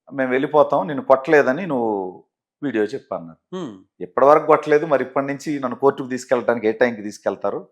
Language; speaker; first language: Telugu; native; Telugu